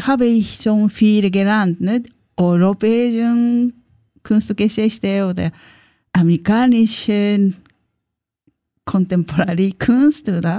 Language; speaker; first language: German; non-native, learner; Japanese